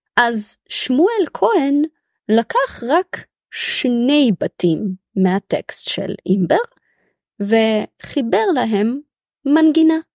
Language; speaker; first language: Hebrew; early bilingual, other home language; Russian